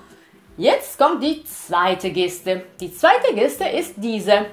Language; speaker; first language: German; non-native, fluent; Italian